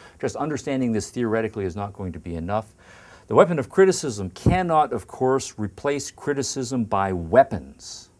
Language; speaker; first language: English; native; English